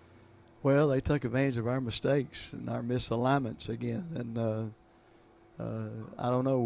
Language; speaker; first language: English; native; English